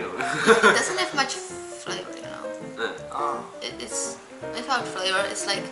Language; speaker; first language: English; non-native, fluent; Czech